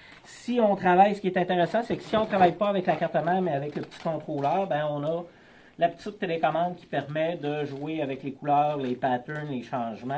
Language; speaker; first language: French; native; French